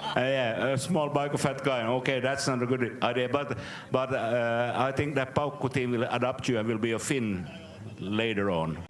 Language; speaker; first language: English; non-native, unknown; Finnish